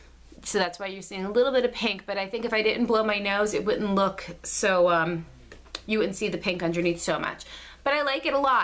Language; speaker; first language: English; native; English